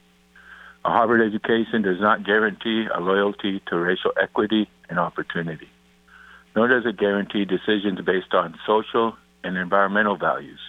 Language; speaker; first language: English; native; English